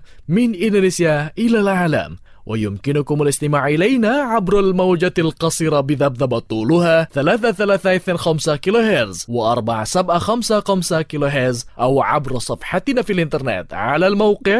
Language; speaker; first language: Arabic; non-native, fluent; Indonesian